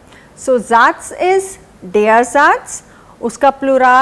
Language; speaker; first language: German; non-native, fluent; Hindi